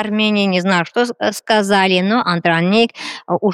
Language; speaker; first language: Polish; non-native, learner; Armenian